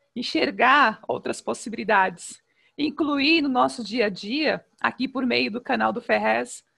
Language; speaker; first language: Portuguese; native; Portuguese